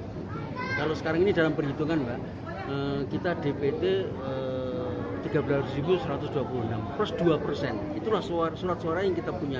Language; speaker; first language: Indonesian; native; Indonesian